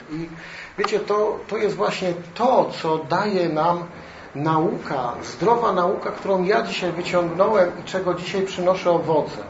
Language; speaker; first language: Polish; native; Polish